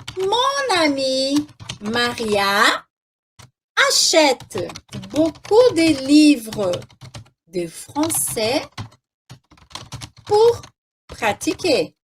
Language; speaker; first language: French; non-native, fluent; Portuguese